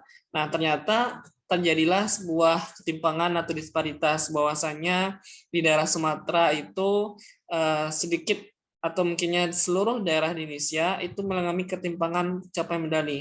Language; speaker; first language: Indonesian; non-native, local second language; Minangkabau